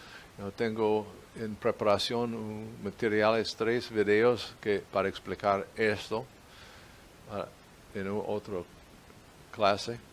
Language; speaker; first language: Spanish; non-native, fluent; English